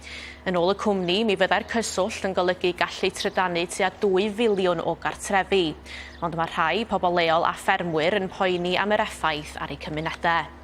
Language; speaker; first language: Welsh; native; Welsh